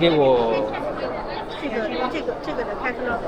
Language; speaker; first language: Chinese; non-native, learner; Amharic